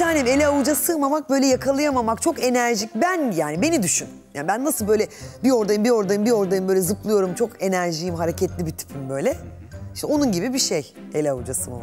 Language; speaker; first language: Turkish; native; Turkish